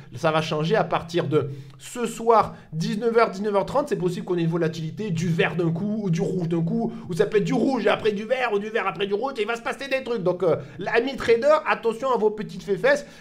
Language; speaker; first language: French; native; French